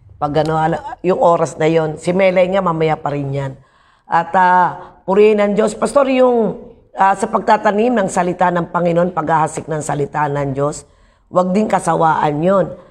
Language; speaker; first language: Filipino; native; Filipino